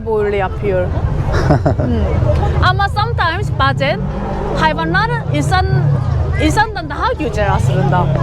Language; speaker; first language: Turkish; non-native, learner; Korean